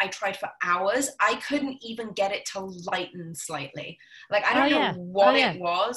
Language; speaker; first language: English; native; English